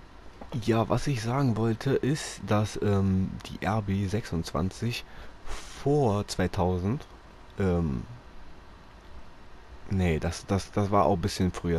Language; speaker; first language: German; native; German